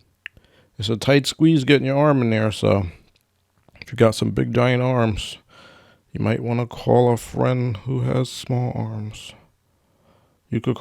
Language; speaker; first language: English; native; English